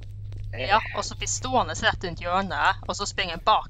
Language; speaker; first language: Norwegian; native; Norwegian